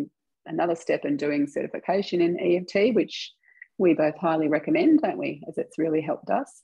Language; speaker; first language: English; native; English